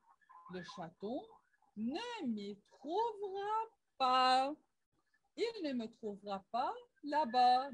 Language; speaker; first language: French; non-native, local second language; Arabic